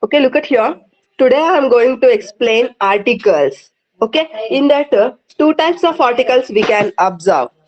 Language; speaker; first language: English; non-native, local second language; Kannada